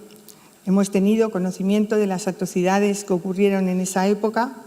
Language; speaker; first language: Spanish; native; Spanish